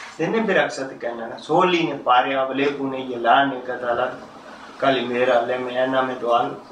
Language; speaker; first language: Greek; non-native, learner; Urdu